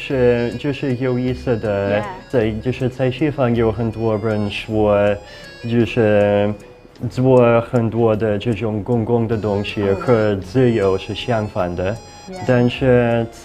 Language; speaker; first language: Chinese; non-native, fluent; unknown